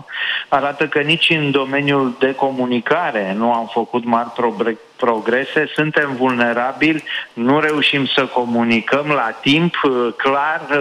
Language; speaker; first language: Romanian; native; Romanian